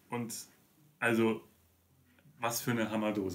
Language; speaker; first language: German; native; German